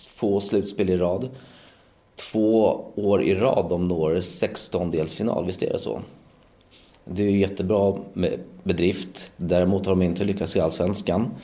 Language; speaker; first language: Swedish; native; Swedish